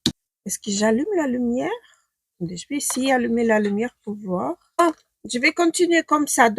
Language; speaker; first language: French; non-native, fluent; Ukrainian